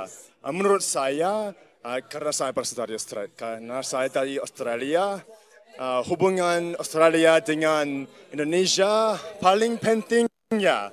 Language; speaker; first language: Indonesian; non-native, learner; English